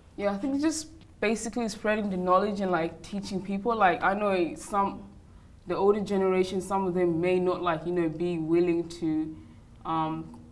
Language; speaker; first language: English; native; English